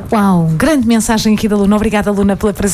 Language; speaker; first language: Portuguese; native; Portuguese